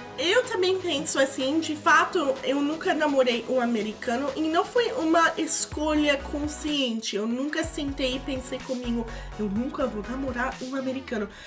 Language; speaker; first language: Portuguese; non-native, fluent; English